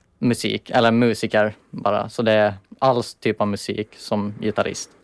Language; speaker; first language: Swedish; native; Swedish